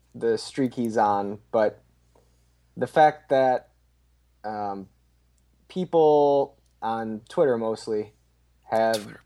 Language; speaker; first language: English; native; English